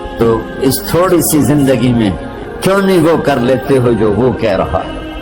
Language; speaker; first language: Urdu; non-native, local second language; Punjabi